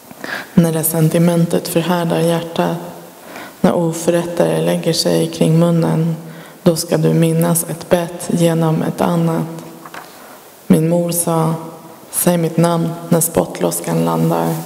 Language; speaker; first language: Swedish; early bilingual, other home language; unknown